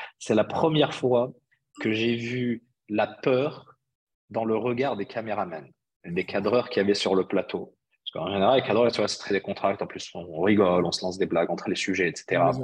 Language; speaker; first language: French; early bilingual, other home language; Arabic